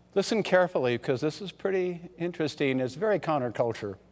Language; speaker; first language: English; early bilingual, other home language; German